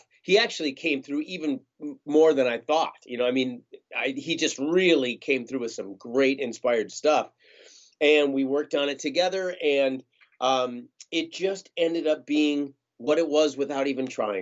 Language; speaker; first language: English; native; English